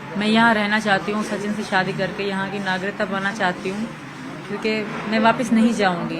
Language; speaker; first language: Urdu; non-native, local second language; Sindhi